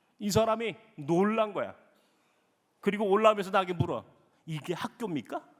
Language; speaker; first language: Korean; native; Korean